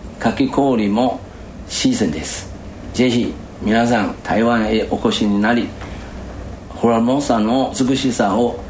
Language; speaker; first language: Japanese; non-native, fluent; Chinese